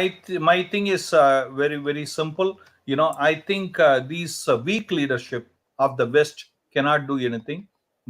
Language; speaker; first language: English; non-native, local second language; Hindi